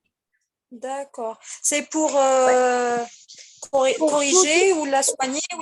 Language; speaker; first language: French; non-native, local second language; Arabic